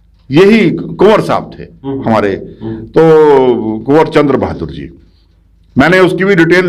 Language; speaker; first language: Hindi; native; Hindi